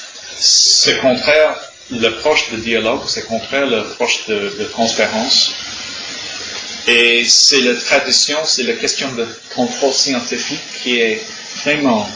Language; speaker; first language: French; non-native, learner; English